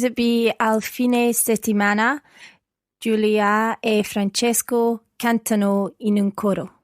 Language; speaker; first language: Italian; non-native, learner; English